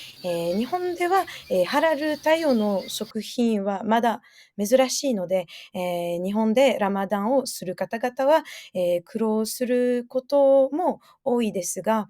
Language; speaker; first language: Japanese; non-native, fluent; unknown